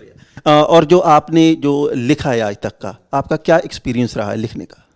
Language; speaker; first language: Hindi; non-native, local second language; Punjabi